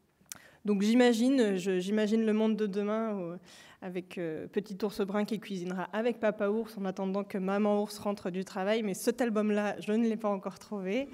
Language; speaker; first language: French; native; French